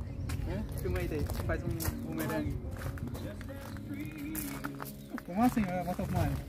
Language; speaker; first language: Portuguese; native; Portuguese